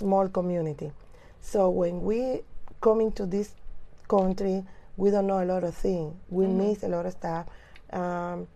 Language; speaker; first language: English; non-native, learner; Spanish